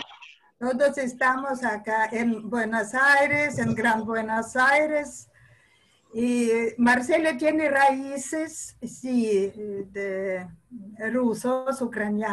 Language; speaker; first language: Spanish; non-native, fluent; Russian